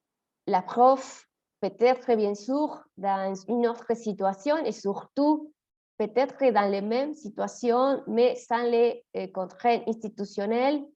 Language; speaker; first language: French; non-native, fluent; Spanish